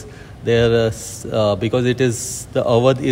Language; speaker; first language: English; non-native, local second language; Hindi